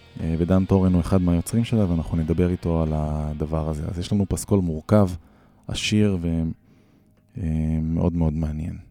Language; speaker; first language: Hebrew; native; Hebrew